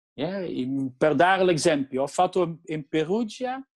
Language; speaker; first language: Italian; non-native, learner; Dutch